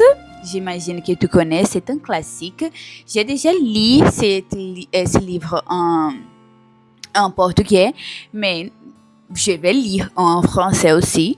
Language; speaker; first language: French; non-native, learner; Portuguese